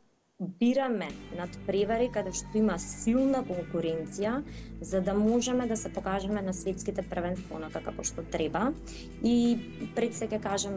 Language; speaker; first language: Macedonian; native; Macedonian